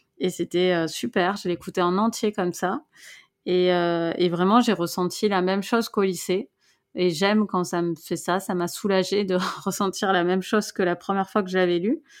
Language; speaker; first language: French; native; French